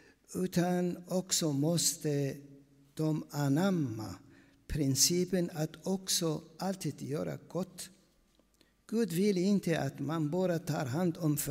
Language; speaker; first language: Swedish; non-native, fluent; Aramaic